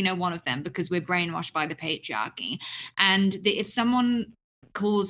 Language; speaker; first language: English; native; English